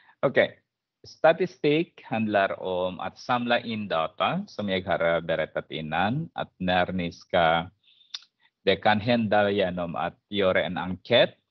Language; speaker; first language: Swedish; non-native, fluent; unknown